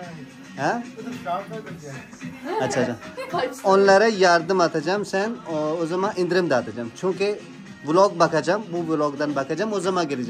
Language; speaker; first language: Turkish; non-native, learner; Hindi